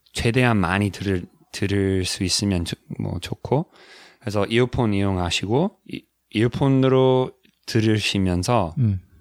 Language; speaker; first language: Korean; non-native, fluent; English